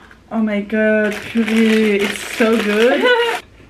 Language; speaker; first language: English; non-native, fluent; French